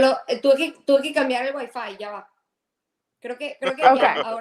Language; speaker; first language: Spanish; native; Spanish